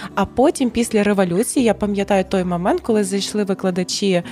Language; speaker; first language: Ukrainian; non-native, local second language; Russian